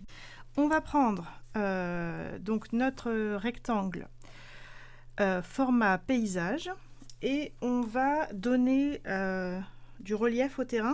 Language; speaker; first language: French; native; French